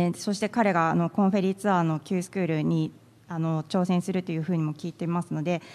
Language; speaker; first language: Japanese; native; Japanese